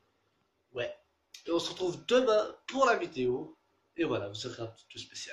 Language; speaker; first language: French; native; French